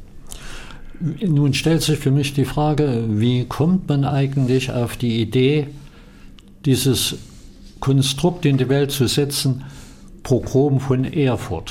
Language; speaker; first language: German; native; German